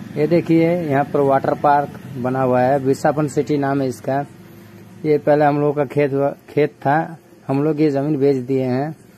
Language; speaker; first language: Hindi; non-native, local second language; Bangla